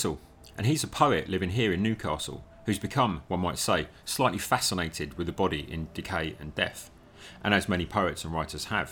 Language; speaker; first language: English; native; English